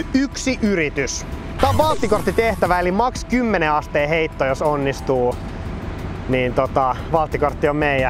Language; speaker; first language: Finnish; native; Finnish